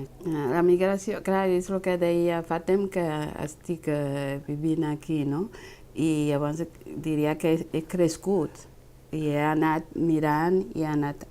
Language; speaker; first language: Catalan; non-native, fluent; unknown